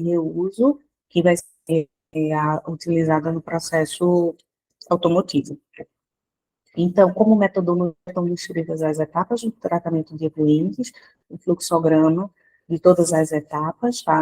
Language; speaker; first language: Portuguese; native; Portuguese